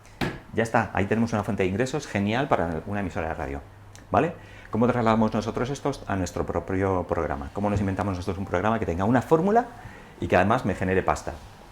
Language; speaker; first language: Spanish; native; Spanish